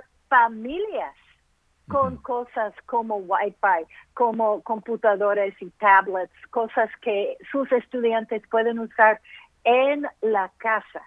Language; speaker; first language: Spanish; early bilingual, heritage; English